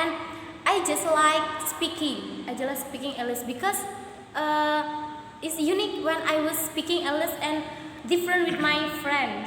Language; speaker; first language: English; non-native, learner; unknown